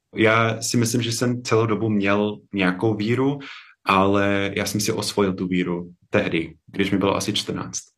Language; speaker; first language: Czech; non-native, fluent; English